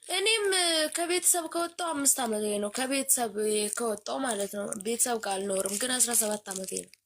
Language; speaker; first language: Amharic; native; Amharic